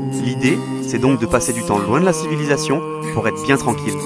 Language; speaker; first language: French; native; French